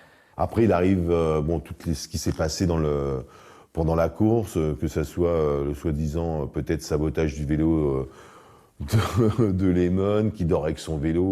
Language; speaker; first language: French; native; French